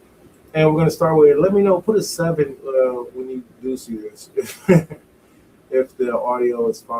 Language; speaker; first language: English; native; English